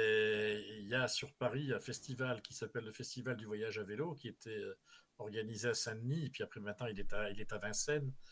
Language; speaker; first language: French; native; French